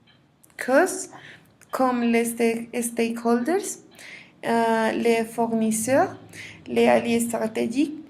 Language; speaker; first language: French; non-native, learner; Spanish